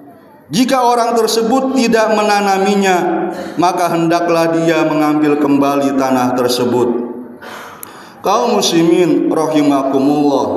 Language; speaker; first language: Indonesian; native; Indonesian